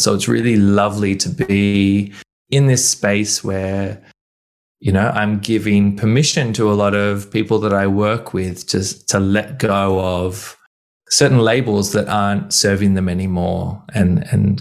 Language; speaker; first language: English; native; English